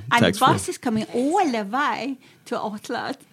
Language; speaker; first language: English; non-native, fluent; Swedish